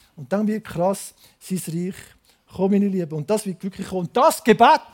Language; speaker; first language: German; native; German